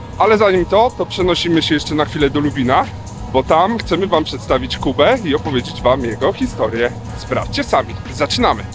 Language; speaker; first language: Polish; native; Polish